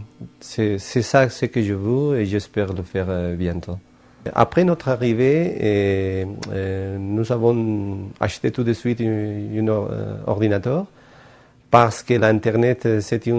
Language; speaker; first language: French; non-native, fluent; Spanish